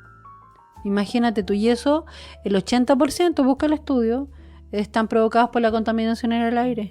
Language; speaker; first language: Spanish; native; Spanish